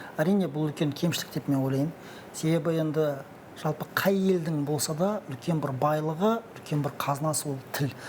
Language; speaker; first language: Kazakh; non-native, local second language; Russian